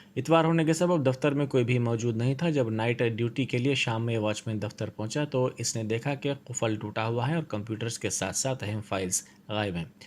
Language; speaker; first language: Urdu; native; Urdu